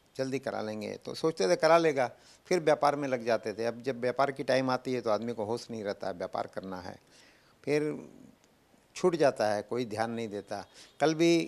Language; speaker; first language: Hindi; native; Hindi